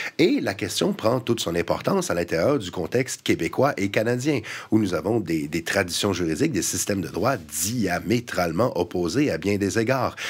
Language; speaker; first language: French; native; French